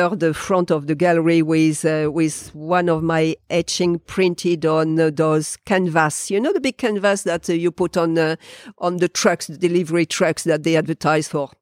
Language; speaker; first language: English; non-native, fluent; French